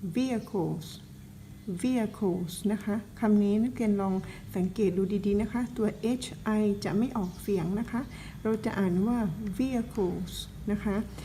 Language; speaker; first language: Thai; non-native, local second language; Pattani Malay